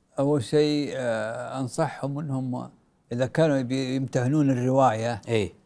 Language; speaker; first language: Arabic; native; Arabic